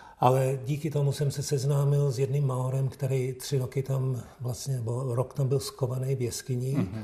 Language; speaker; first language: Czech; early bilingual, heritage; Czech